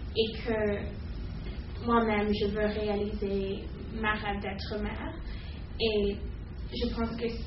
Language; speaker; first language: French; non-native, learner; English